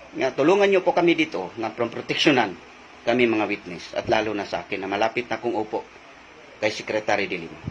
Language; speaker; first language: Filipino; non-native, local second language; Cebuano